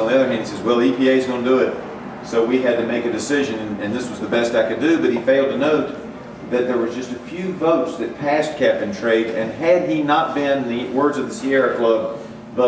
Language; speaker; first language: English; native; English